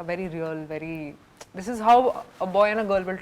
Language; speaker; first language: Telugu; non-native, local second language; Hindi